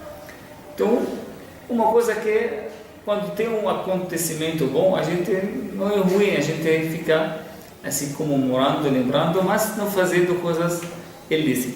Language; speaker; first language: Portuguese; non-native, fluent; Arabic